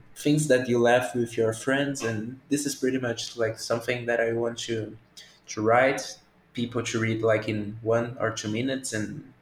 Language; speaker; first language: English; non-native, fluent; Portuguese